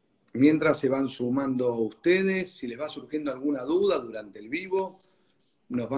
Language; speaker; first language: Spanish; native; Spanish